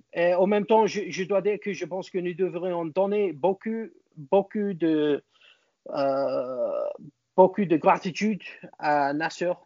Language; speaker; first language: French; non-native, learner; English